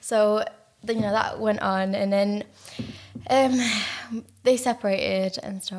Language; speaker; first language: English; native; English